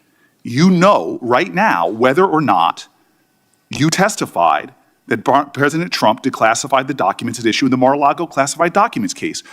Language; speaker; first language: English; native; English